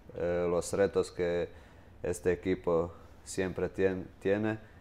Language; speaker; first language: Spanish; non-native, fluent; Croatian